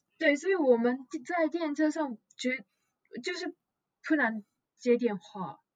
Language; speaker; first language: Chinese; non-native, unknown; Japanese